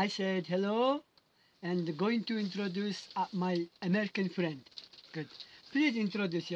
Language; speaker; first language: English; non-native, learner; Mongolian